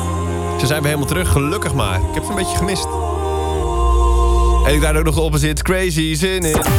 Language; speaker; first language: Dutch; native; Dutch